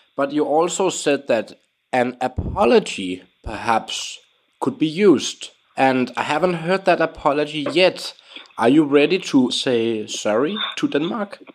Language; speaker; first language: English; non-native, fluent; Danish